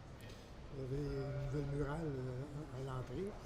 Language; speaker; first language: French; native; French